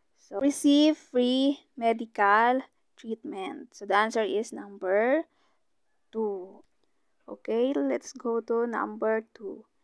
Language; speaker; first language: English; non-native, local second language; Filipino